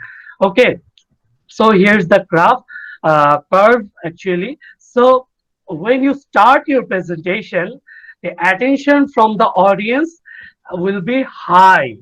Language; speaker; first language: English; non-native, fluent; Bangla